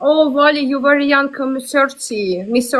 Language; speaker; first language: English; non-native, learner; Russian